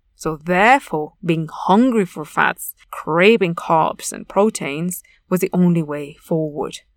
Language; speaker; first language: English; non-native, fluent; Spanish